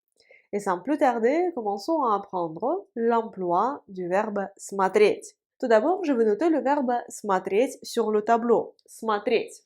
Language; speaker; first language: French; non-native, fluent; Russian